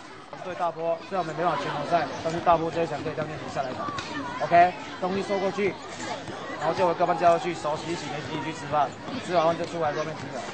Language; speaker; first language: Chinese; native; Chinese